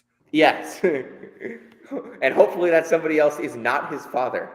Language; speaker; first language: English; native; English